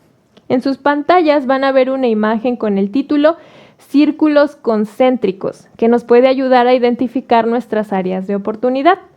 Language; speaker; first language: Spanish; native; Spanish